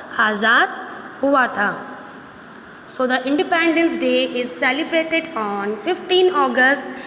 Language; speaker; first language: Hindi; native; Hindi